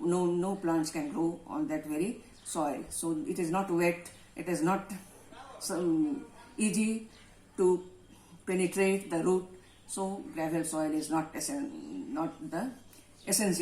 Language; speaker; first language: English; non-native, local second language; Hindi